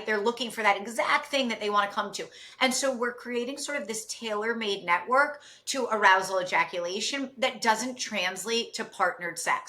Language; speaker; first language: English; native; English